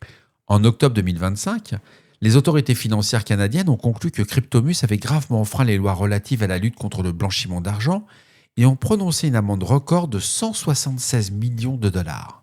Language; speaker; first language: French; native; French